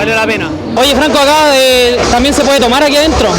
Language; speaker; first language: Spanish; native; Spanish